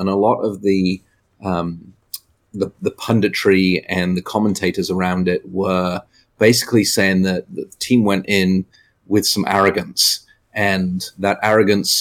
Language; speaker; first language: English; native; English